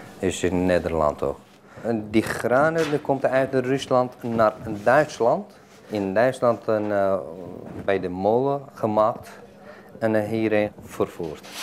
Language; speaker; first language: Dutch; non-native, fluent; Turkish